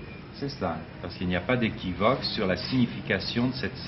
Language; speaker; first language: French; native; French